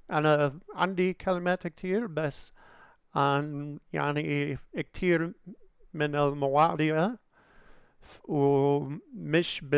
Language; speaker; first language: Arabic; non-native, learner; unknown